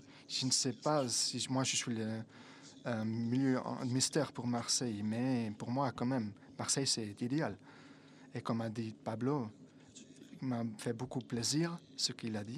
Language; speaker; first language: French; non-native, fluent; Italian